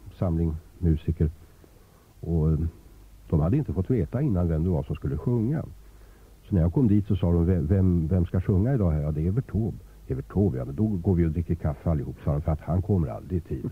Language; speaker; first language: Swedish; native; Swedish